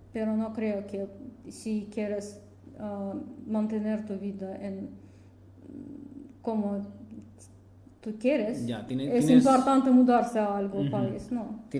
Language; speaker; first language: Spanish; non-native, learner; Russian